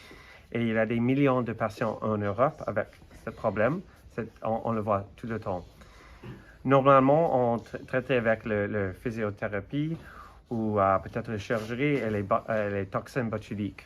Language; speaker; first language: French; non-native, fluent; English